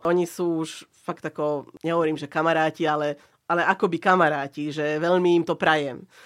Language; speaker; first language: Slovak; non-native, local second language; Hungarian